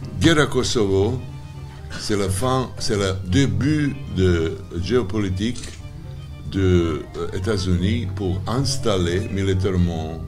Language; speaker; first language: French; non-native, learner; Serbian